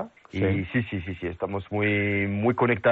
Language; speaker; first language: Spanish; non-native, fluent; French